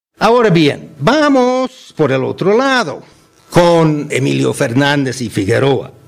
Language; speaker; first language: Spanish; non-native, fluent; English